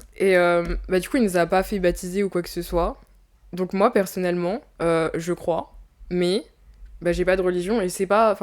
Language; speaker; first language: French; native; French